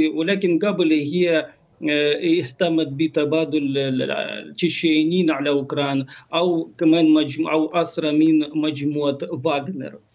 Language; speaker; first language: Arabic; non-native, learner; Ukrainian